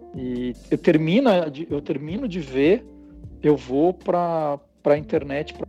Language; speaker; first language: Portuguese; native; Portuguese